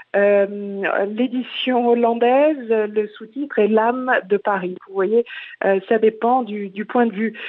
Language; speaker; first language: French; native; French